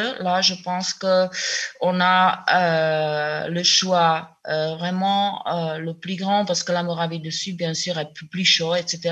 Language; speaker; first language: French; non-native, fluent; Czech